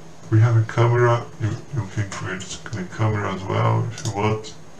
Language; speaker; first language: English; non-native, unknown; Portuguese